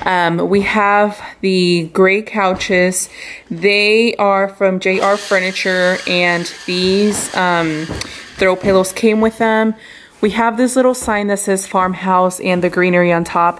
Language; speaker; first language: English; early bilingual, other home language; Spanish